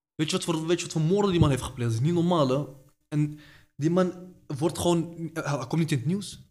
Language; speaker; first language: Dutch; early bilingual, other home language; Arabic